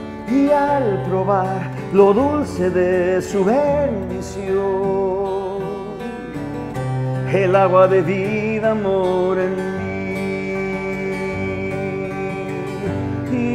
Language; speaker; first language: Spanish; early bilingual, heritage; Spanish